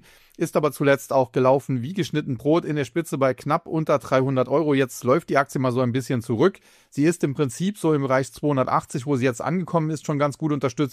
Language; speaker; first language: German; native; German